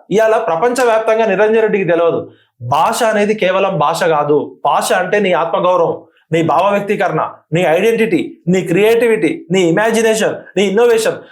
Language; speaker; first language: Telugu; native; Telugu